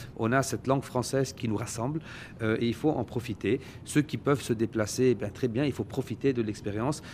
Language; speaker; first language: French; non-native, local second language; Arabic